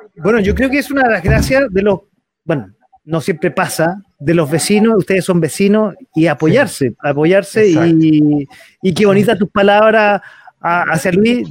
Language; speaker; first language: Spanish; native; Spanish